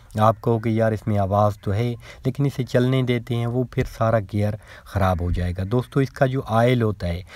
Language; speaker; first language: Urdu; non-native, local second language; Punjabi